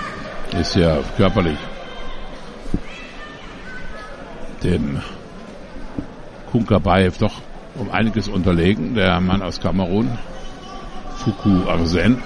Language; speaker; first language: German; native; German